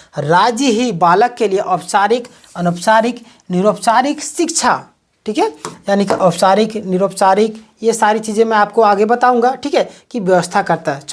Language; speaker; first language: Hindi; native; Hindi